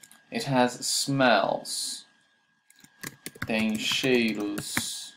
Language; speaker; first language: English; non-native, fluent; Portuguese